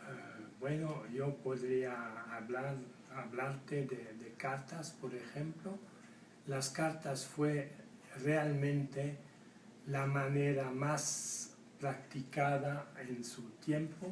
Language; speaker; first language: Spanish; non-native, fluent; French